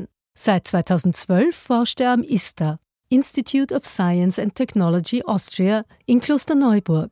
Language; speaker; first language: German; native; German